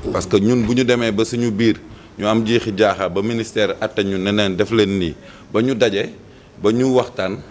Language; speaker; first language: Wolof; native; Wolof